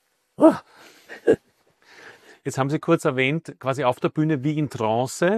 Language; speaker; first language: German; native; German